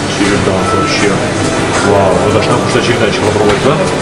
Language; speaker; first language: Russian; native; Russian